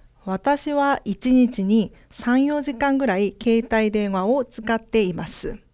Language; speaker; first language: Japanese; non-native, fluent; Korean